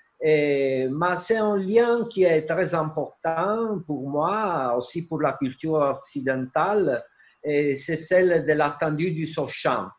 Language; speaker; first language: French; non-native, fluent; Italian